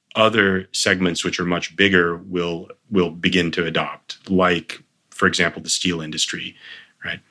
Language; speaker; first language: English; early bilingual, other home language; Armenian